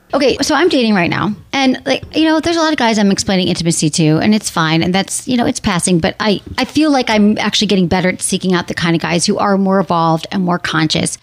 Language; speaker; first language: English; native; English